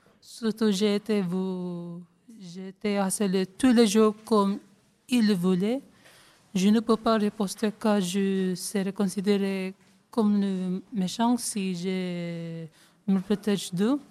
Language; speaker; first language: French; non-native, learner; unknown